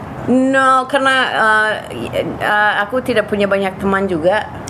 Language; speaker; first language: Indonesian; non-native, fluent; English